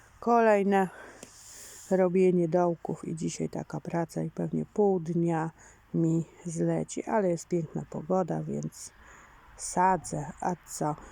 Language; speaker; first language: Polish; native; Polish